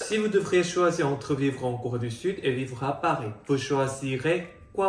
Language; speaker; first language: French; non-native, fluent; Korean